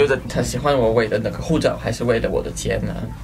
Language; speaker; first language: Chinese; non-native, fluent; German